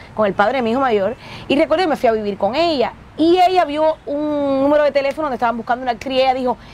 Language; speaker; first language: Spanish; native; Spanish